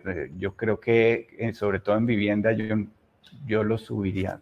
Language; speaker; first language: Spanish; native; Spanish